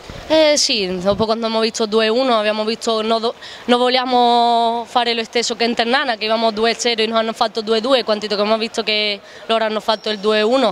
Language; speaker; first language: Italian; non-native, learner; Spanish